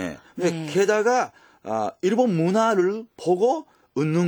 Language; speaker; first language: Korean; early bilingual, heritage; Japanese